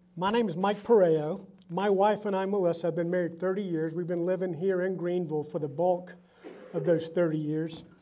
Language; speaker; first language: English; early bilingual, other home language; Spanish